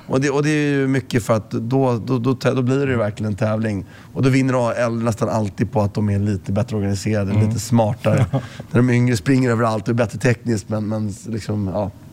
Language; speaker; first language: Swedish; native; Swedish